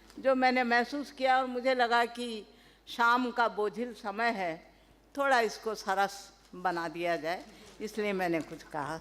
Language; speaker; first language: Hindi; non-native, local second language; Telugu